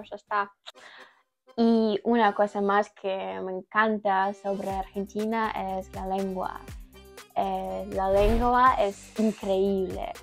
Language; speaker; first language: Spanish; non-native, learner; Ukrainian